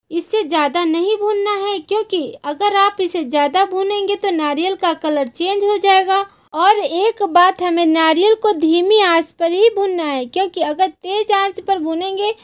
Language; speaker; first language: Hindi; native; Hindi